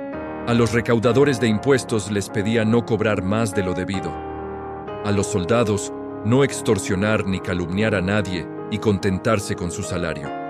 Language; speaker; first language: Spanish; native; Spanish